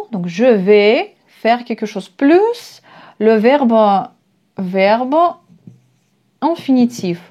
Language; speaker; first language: French; non-native, fluent; Russian